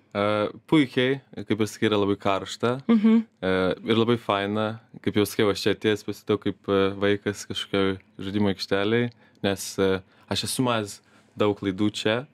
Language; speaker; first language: Lithuanian; native; Lithuanian